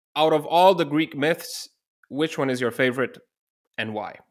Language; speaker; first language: English; non-native, fluent; Slovenian